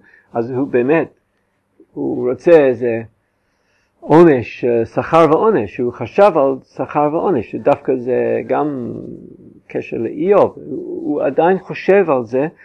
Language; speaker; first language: Hebrew; non-native, fluent; English